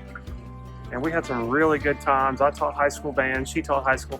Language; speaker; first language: English; native; English